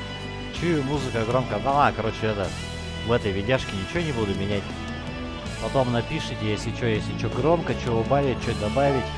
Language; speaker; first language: Russian; native; Russian